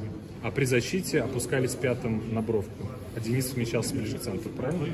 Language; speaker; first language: Russian; native; Russian